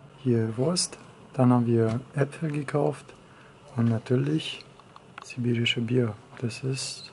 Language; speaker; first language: German; non-native, fluent; Russian